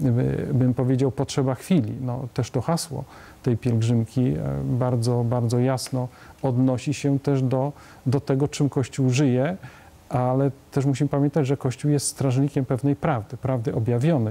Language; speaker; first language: Polish; native; Polish